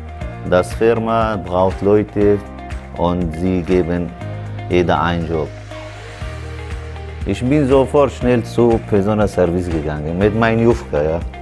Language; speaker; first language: German; non-native, learner; Arabic